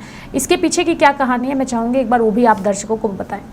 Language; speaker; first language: Hindi; native; Hindi